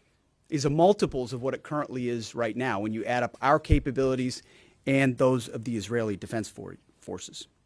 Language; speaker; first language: English; native; English